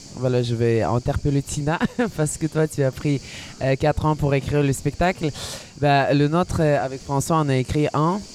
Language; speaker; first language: French; non-native, fluent; Ukrainian